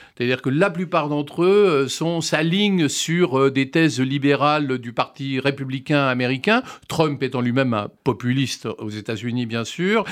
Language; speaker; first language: French; native; French